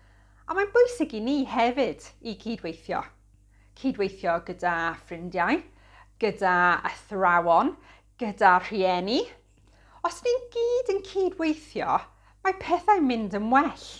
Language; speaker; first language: Welsh; non-native, local second language; English